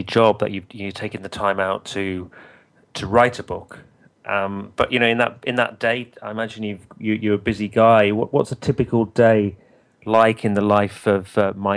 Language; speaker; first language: English; native; English